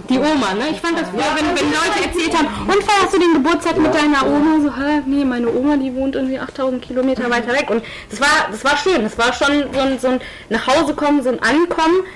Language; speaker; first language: German; early bilingual, other home language; Tigrinya